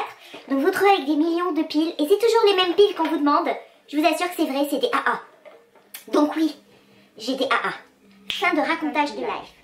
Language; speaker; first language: French; native; French